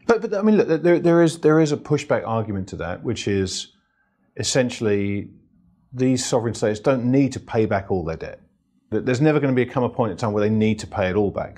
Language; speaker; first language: English; native; English